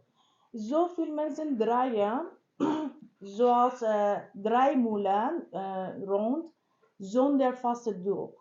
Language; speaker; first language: Dutch; non-native, learner; Persian